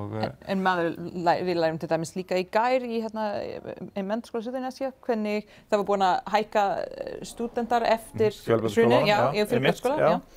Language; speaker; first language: Icelandic; non-native, fluent; English